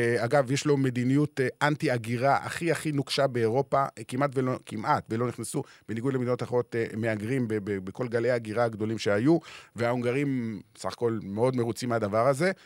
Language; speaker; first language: Hebrew; native; Hebrew